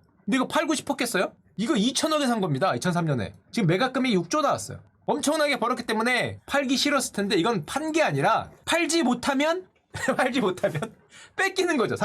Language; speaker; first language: Korean; native; Korean